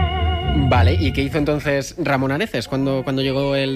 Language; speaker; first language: Spanish; native; Spanish